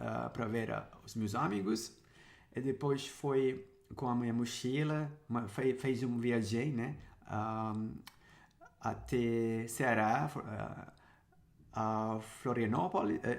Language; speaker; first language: Portuguese; non-native, fluent; Sinhala